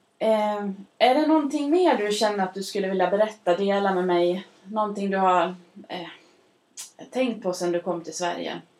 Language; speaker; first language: Swedish; native; Swedish